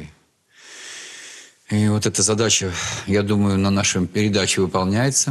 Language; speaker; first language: Russian; native; Russian